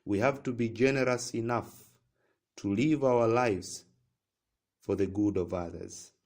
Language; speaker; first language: English; non-native, local second language; Swahili